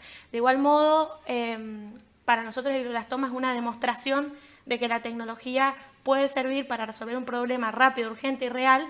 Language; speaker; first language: Spanish; native; Spanish